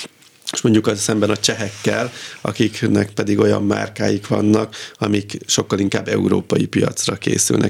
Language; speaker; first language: Hungarian; native; Hungarian